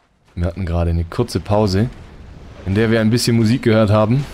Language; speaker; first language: German; native; German